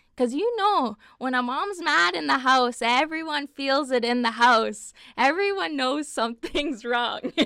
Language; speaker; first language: English; native; English